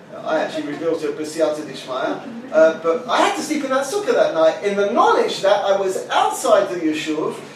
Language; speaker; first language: English; native; English